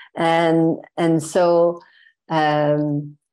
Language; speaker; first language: English; non-native, fluent; French